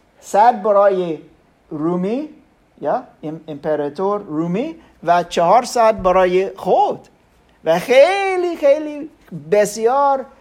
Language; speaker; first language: Persian; non-native, learner; German